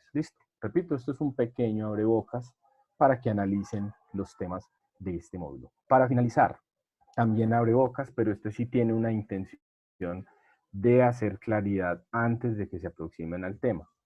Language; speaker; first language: Spanish; native; Spanish